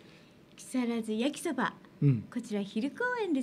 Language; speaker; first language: Japanese; native; Japanese